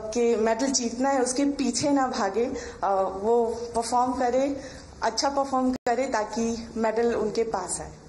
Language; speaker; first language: Hindi; native; Hindi